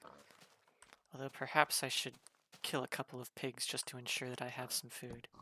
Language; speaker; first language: English; native; English